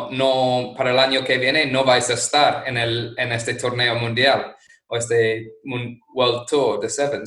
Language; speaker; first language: Spanish; non-native, fluent; English